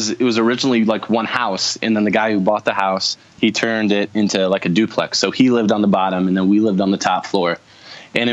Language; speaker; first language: English; native; English